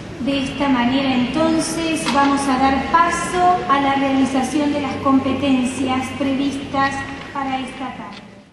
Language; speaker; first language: Spanish; native; Spanish